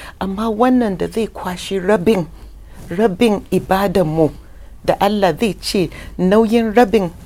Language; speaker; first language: Hausa; non-native, local second language; English